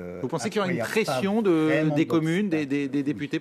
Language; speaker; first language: French; native; French